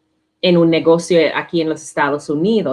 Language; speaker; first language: Spanish; non-native, learner; English